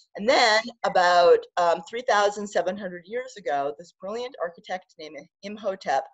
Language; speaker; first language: English; native; English